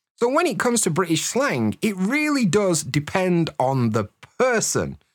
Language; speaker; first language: English; native; English